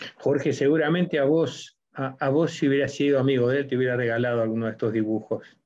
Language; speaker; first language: Spanish; native; Spanish